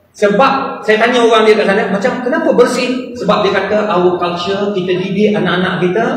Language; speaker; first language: Malay; non-native, fluent; Arabic